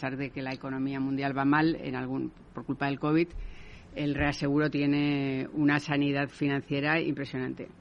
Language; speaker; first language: Spanish; native; Spanish